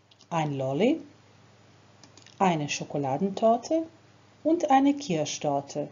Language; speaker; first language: German; non-native, fluent; Croatian